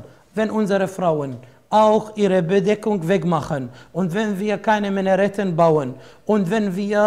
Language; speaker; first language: German; non-native, fluent; Arabic